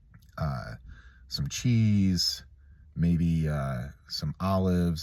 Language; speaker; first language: English; native; English